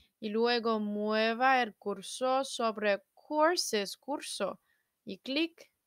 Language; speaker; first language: Spanish; non-native, learner; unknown